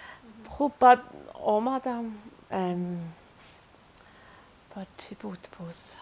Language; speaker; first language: Persian; non-native, learner; Swiss German